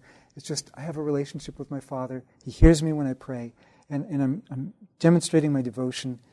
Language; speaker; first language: English; native; English